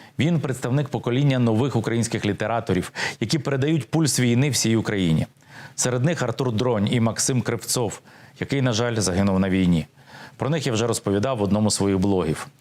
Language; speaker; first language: Ukrainian; native; Ukrainian